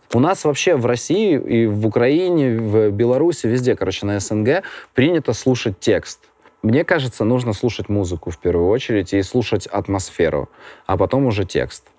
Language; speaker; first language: Russian; native; Russian